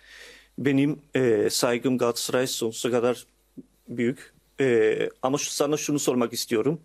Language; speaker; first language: Turkish; early bilingual, heritage; Turkish